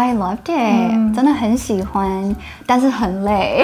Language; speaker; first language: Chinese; early bilingual, heritage; English